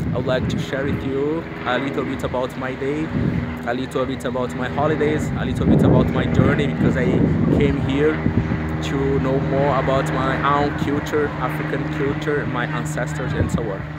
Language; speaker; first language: English; non-native, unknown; Portuguese